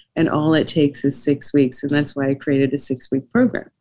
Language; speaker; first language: English; native; English